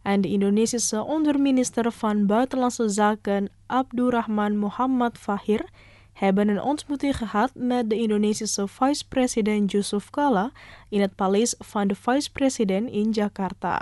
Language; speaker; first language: Dutch; non-native, fluent; Indonesian